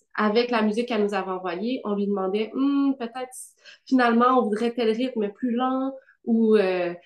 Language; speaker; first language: French; native; French